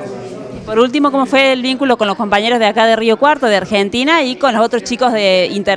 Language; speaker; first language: Spanish; native; Spanish